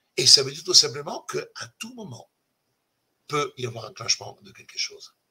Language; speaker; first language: French; non-native, fluent; Italian